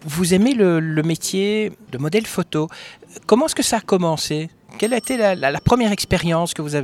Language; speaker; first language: French; native; French